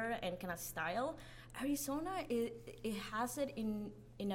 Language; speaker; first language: English; non-native, fluent; Spanish